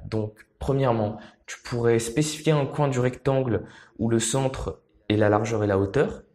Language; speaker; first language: French; native; French